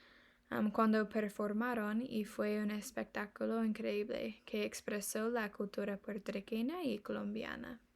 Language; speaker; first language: Spanish; non-native, learner; English